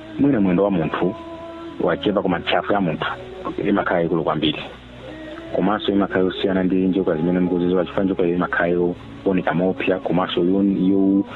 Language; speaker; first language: Nyanja; native; Nyanja